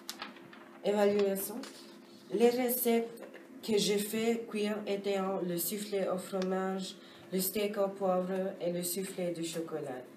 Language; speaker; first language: French; non-native, learner; English